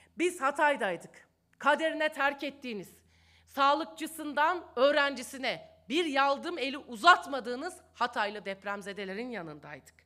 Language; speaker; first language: Turkish; native; Turkish